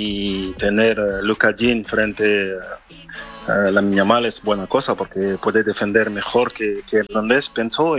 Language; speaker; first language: Spanish; non-native, fluent; French